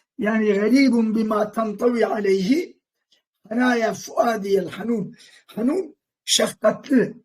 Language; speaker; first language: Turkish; non-native, local second language; Kurdish